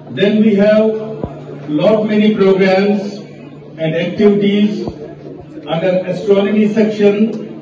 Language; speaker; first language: English; non-native, local second language; Kashmiri